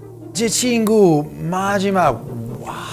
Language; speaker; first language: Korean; non-native, learner; Italian